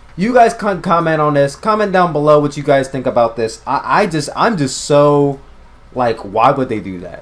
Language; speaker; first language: English; native; English